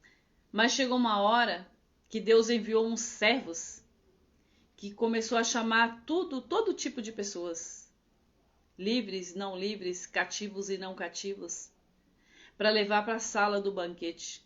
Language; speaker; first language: Portuguese; native; Portuguese